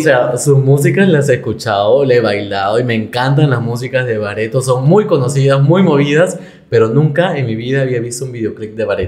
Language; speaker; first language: Spanish; native; Spanish